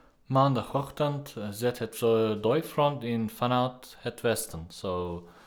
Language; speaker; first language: Dutch; non-native, learner; Turkish